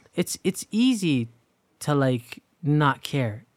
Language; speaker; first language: English; native; English